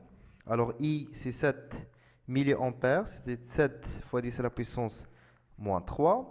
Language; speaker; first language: French; non-native, local second language; Arabic